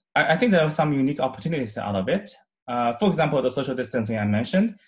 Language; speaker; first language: English; non-native, fluent; Chinese